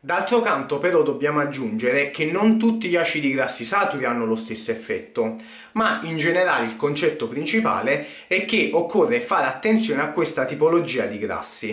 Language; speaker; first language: Italian; native; Italian